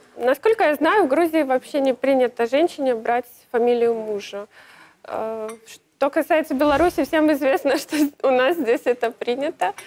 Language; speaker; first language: Russian; native; Russian